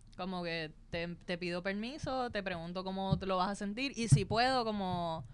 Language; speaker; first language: Spanish; native; Spanish